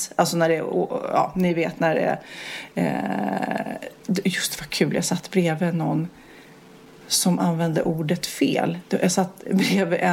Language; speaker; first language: Swedish; native; Swedish